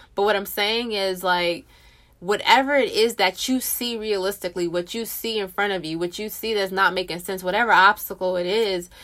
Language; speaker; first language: English; native; English